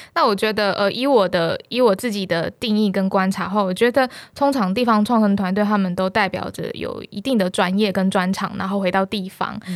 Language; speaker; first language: Chinese; native; Chinese